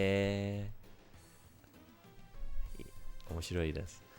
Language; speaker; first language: Japanese; non-native, learner; English